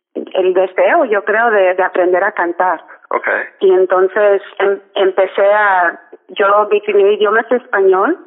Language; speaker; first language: Spanish; early bilingual, heritage; Spanish